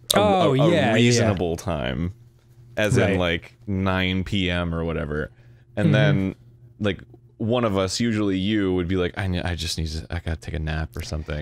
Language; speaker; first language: English; native; English